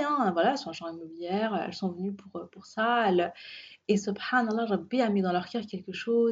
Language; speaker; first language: French; native; French